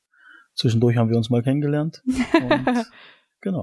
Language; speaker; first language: German; native; German